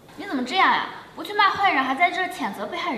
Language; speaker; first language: Chinese; native; Chinese